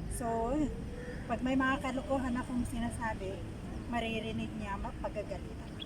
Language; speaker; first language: Filipino; non-native, local second language; Iloko